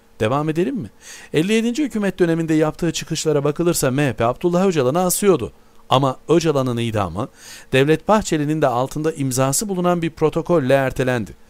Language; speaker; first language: Turkish; native; Turkish